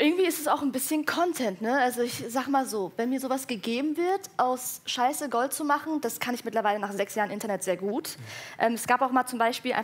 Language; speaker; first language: German; native; German